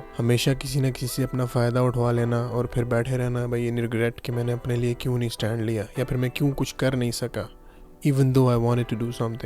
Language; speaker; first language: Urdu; non-native, local second language; Punjabi